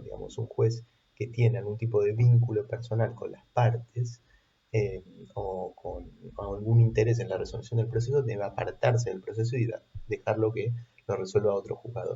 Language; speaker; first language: Spanish; native; Spanish